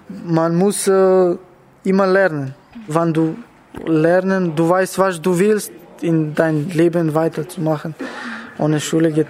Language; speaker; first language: German; non-native, learner; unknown